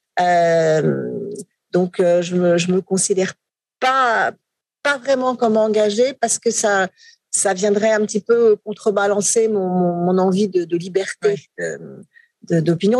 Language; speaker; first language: French; native; French